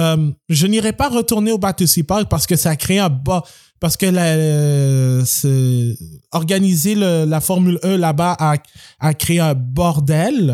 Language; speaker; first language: French; native; French